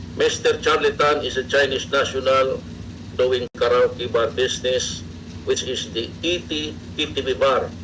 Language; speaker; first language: English; non-native, local second language; Cebuano